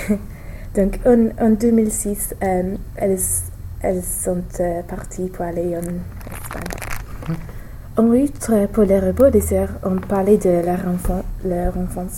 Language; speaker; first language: French; non-native, learner; English